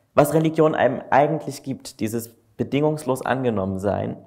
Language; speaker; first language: German; native; German